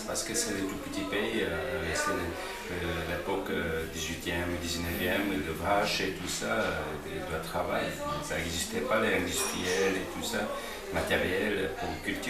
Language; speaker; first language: French; non-native, learner; Korean